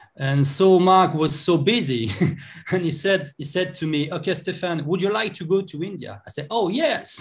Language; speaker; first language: English; non-native, learner; French